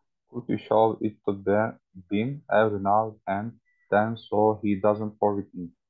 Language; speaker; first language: English; non-native, learner; Turkish